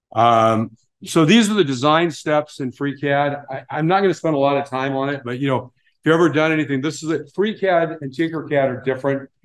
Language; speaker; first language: English; native; English